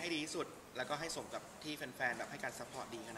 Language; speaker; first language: Thai; native; Thai